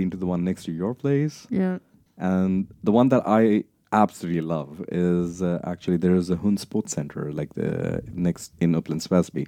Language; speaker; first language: English; non-native, local second language; Punjabi